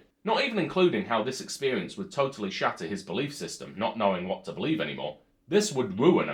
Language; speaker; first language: English; native; English